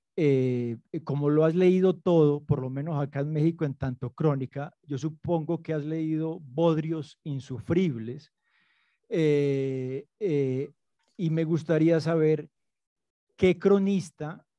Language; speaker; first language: Spanish; native; Spanish